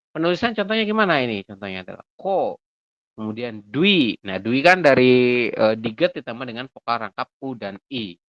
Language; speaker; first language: Indonesian; native; Indonesian